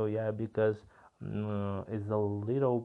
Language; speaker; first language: English; non-native, learner; Portuguese